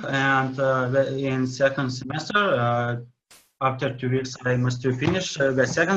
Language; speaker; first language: English; non-native, learner; Lithuanian